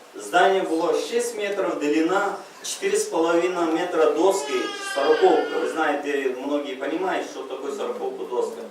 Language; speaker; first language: Russian; non-native, local second language; Uzbek